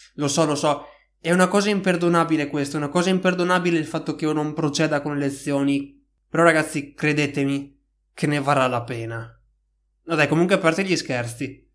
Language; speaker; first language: Italian; native; Italian